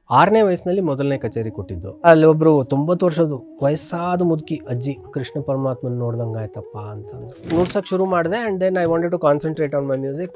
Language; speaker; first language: Kannada; native; Kannada